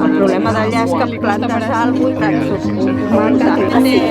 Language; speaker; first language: Catalan; non-native, learner; Spanish